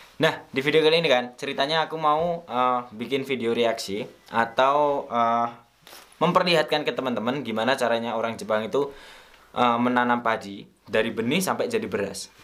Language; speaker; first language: Indonesian; native; Indonesian